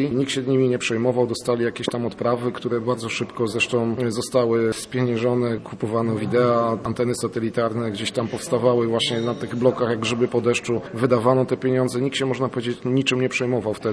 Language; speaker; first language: Polish; native; Polish